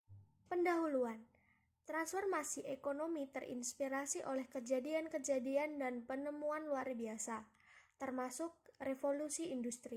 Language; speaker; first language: Indonesian; native; Indonesian